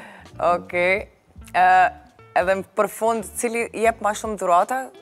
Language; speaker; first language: Albanian; native; Albanian